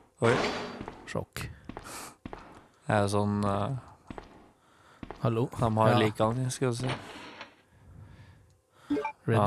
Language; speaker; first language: Norwegian; native; Norwegian